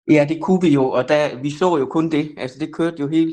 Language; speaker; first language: Danish; native; Danish